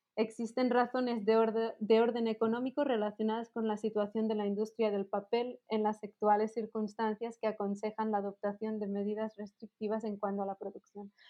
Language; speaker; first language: Spanish; non-native, local second language; Catalan